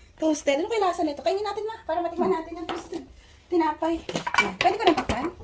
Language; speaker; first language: Filipino; native; Filipino